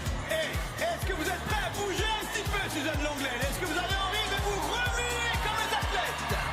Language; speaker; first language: French; native; French